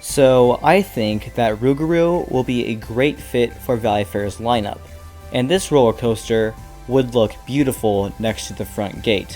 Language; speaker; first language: English; native; English